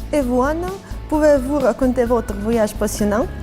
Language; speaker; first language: French; non-native, fluent; Russian